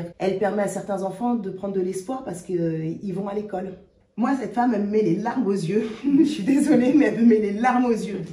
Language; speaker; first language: French; native; French